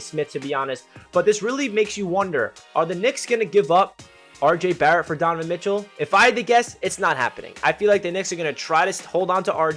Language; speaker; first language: English; native; English